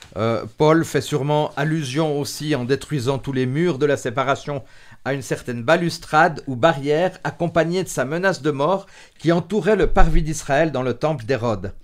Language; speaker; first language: French; native; French